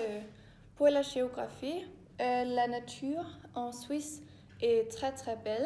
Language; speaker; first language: French; non-native, learner; Danish